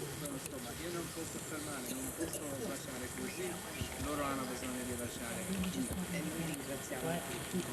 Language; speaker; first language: Italian; non-native, learner; English